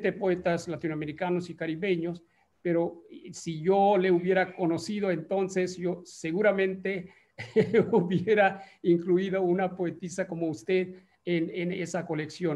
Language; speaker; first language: Spanish; non-native, fluent; Bangla